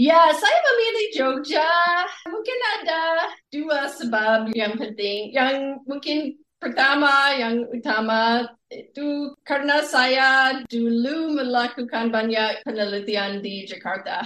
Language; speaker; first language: Indonesian; non-native, fluent; English